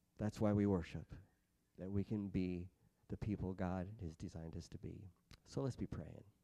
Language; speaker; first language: English; native; English